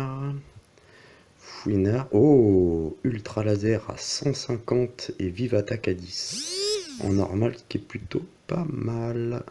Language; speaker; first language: French; native; French